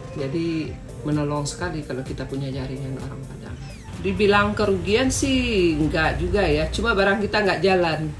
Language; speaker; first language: Indonesian; non-native, local second language; Minangkabau